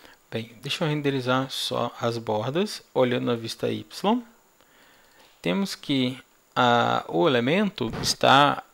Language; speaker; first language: Portuguese; native; Portuguese